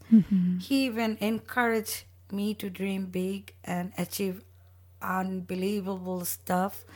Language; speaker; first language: English; non-native, local second language; Bangla